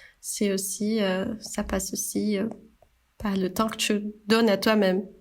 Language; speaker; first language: French; non-native, fluent; Portuguese